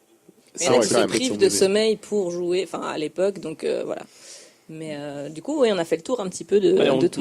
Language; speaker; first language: French; native; French